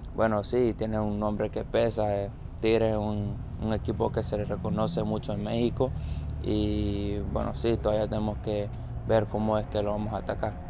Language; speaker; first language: Spanish; early bilingual, heritage; Spanish